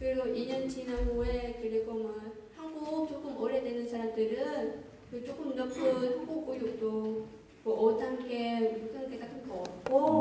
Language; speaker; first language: Korean; non-native, learner; Vietnamese